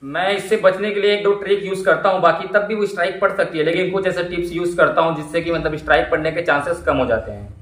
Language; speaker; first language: Hindi; native; Hindi